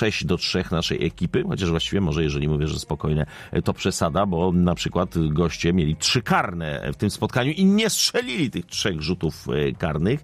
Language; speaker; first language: Polish; native; Polish